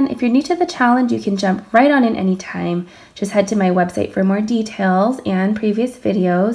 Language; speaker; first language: English; native; English